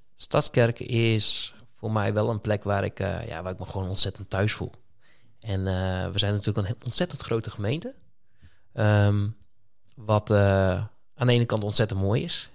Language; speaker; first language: Dutch; native; Dutch